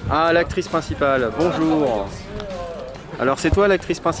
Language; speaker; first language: French; native; French